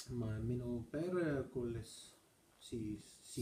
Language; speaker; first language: Estonian; non-native, learner; Russian